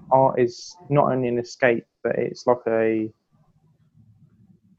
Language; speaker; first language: English; native; English